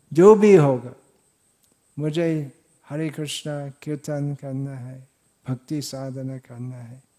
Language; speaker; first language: Hindi; non-native, fluent; English